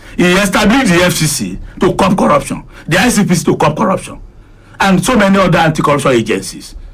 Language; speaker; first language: English; non-native, local second language; Yoruba